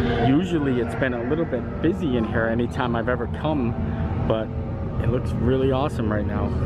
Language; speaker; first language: English; native; English